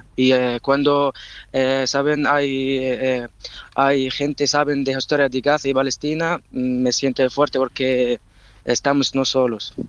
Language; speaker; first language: Spanish; non-native, learner; Arabic